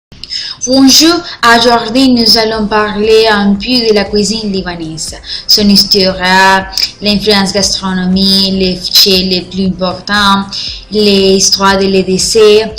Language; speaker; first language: French; non-native, learner; Spanish